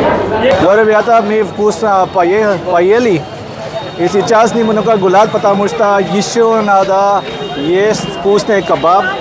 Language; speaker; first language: Russian; non-native, learner; Hindi